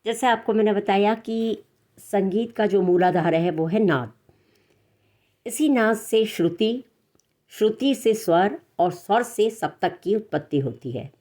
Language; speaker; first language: Hindi; native; Hindi